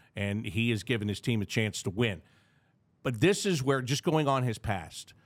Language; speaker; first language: English; native; English